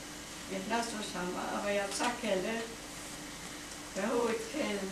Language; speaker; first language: Hebrew; non-native, fluent; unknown